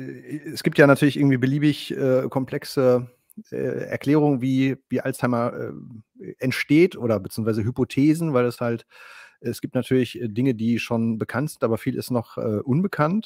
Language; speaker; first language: German; native; German